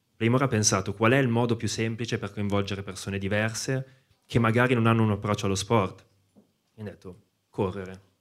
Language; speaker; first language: Italian; native; Italian